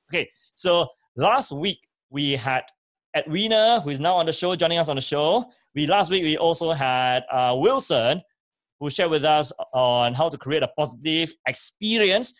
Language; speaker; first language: English; native; English